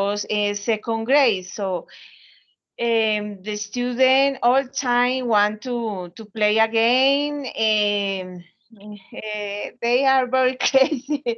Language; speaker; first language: English; non-native, learner; Spanish